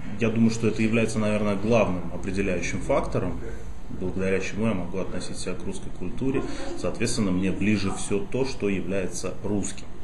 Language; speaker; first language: Russian; native; Russian